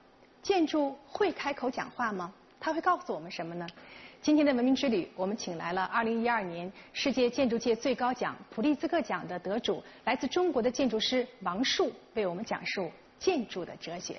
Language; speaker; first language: Chinese; native; Chinese